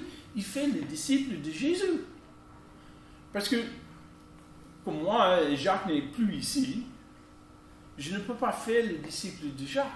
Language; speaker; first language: French; non-native, fluent; English